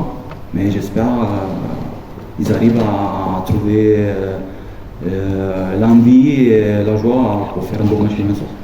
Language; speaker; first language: French; non-native, fluent; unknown